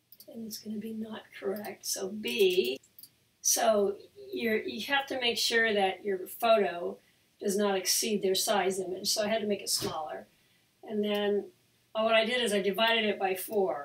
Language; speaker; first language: English; native; English